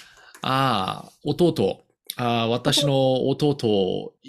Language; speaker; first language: Japanese; non-native, learner; Korean